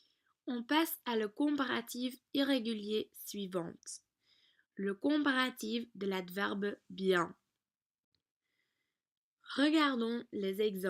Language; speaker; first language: French; non-native, learner; Dutch